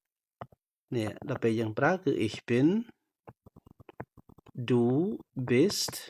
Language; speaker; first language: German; non-native, fluent; Khmer